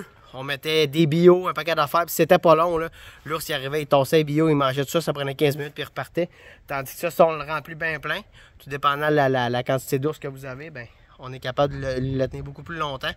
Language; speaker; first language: French; native; French